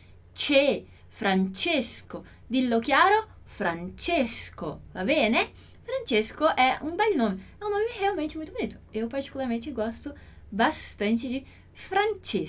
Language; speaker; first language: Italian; non-native, fluent; Portuguese